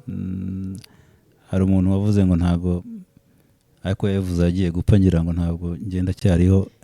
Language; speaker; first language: Kinyarwanda; early bilingual, heritage; Kinyarwanda